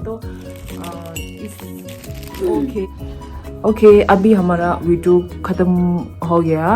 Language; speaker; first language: Hindi; non-native, local second language; Tibetan